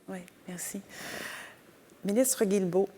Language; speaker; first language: French; native; French